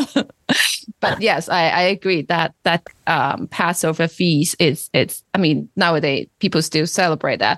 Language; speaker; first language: English; non-native, local second language; Cantonese